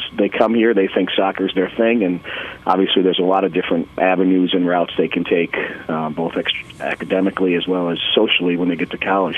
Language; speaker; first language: English; native; English